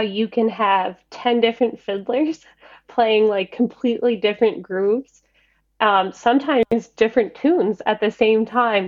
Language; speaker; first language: English; native; English